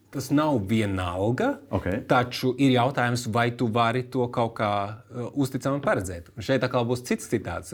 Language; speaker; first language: Latvian; native; Latvian